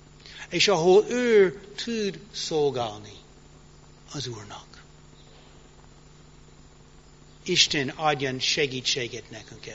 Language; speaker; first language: Hungarian; early bilingual, heritage; English